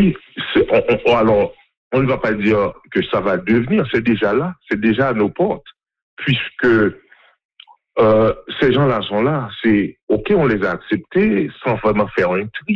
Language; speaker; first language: French; non-native, local second language; Haitian Creole